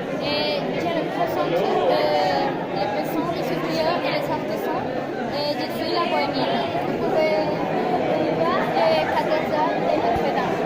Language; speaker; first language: French; non-native, learner; Spanish